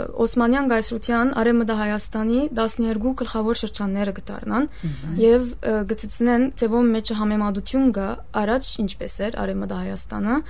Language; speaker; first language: Armenian; early bilingual, heritage; Armenian